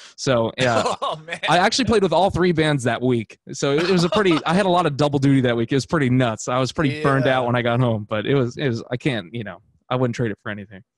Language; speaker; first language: English; native; English